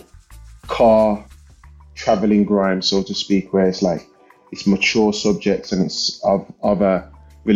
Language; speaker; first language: English; native; English